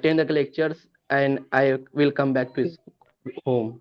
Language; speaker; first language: English; non-native, learner; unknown